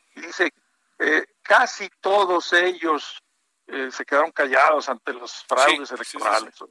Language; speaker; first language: Spanish; native; Spanish